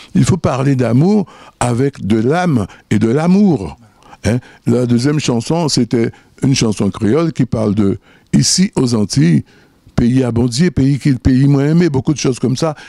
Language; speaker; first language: French; native; French